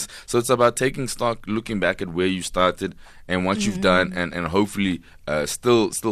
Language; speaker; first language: English; non-native, local second language; Zulu